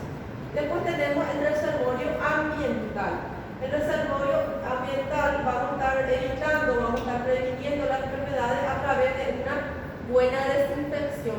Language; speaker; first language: Spanish; native; Spanish